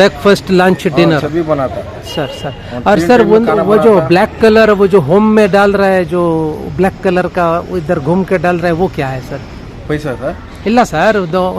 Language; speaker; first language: Hindi; non-native, local second language; Kannada